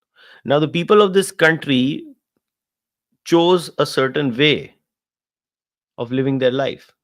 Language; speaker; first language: English; non-native, local second language; Hindi